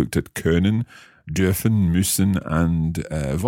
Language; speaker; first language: German; non-native, learner; English